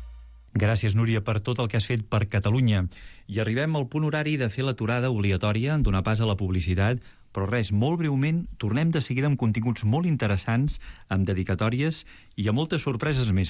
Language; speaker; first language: Catalan; native; Catalan